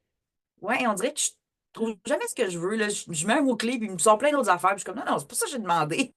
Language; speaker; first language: French; native; French